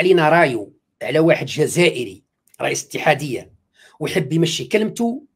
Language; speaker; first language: Arabic; native; Arabic